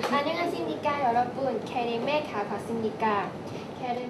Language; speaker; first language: Korean; non-native, learner; Cantonese